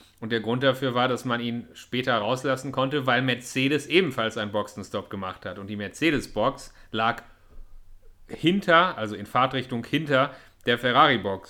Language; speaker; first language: German; native; German